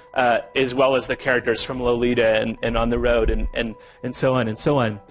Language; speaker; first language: English; native; English